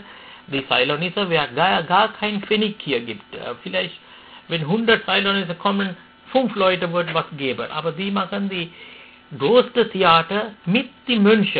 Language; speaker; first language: German; non-native, fluent; Sinhala